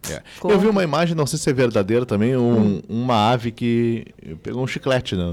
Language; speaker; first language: Portuguese; native; Portuguese